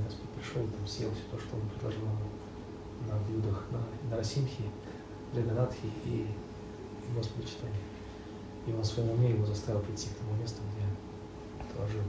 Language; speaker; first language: Russian; native; Russian